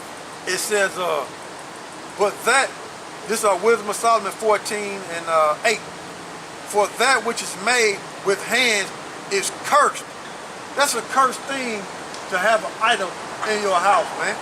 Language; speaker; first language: English; native; English